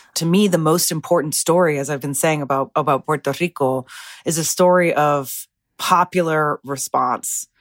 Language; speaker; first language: English; early bilingual, other home language; Spanish